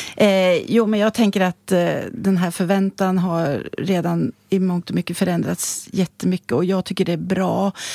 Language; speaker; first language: Swedish; native; Swedish